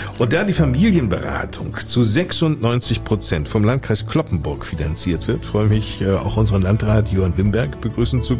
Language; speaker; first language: German; native; German